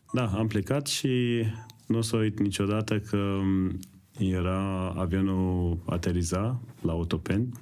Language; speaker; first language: Romanian; early bilingual, other home language; Persian